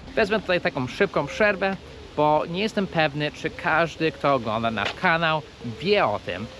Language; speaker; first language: Polish; non-native, fluent; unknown